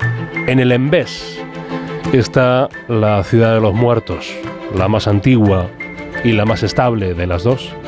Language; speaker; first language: Spanish; native; Spanish